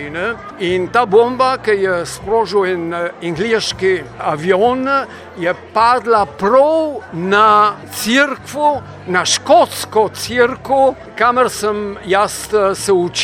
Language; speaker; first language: Slovenian; early bilingual, heritage; Slovenian